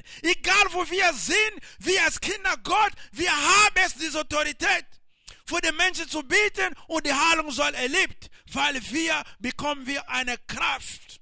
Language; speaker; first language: German; non-native, learner; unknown